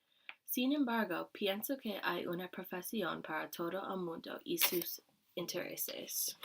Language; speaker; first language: Spanish; non-native, learner; English